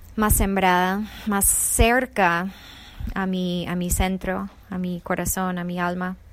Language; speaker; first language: Spanish; non-native, fluent; English